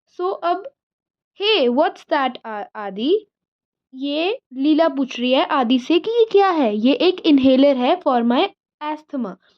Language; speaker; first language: Hindi; native; Hindi